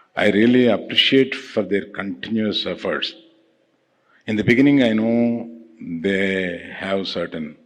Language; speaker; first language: English; non-native, local second language; Telugu